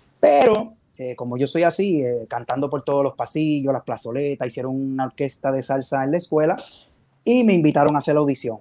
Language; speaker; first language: Spanish; native; Spanish